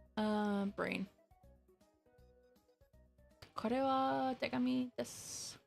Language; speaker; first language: Japanese; non-native, learner; English